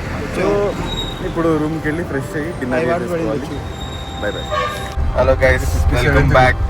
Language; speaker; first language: Telugu; native; Telugu